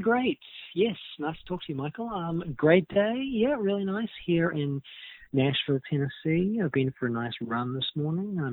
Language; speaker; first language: English; native; English